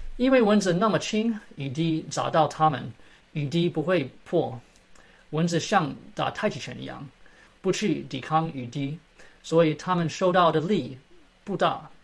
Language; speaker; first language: Chinese; early bilingual, heritage; Chinese